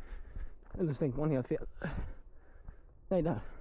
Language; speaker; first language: Swedish; native; Swedish